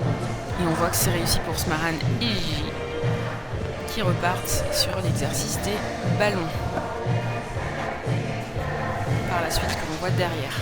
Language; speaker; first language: French; native; French